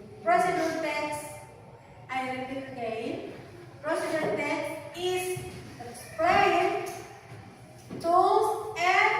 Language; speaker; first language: English; non-native, learner; Indonesian